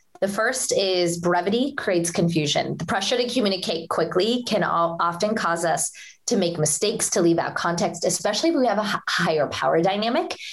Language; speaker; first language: English; early bilingual, other home language; Hindi